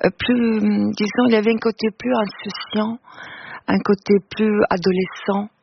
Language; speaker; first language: French; non-native, fluent; Italian